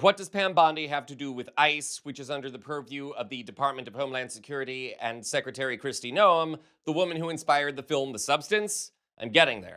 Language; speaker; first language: English; native; English